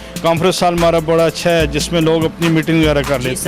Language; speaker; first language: Urdu; native; Urdu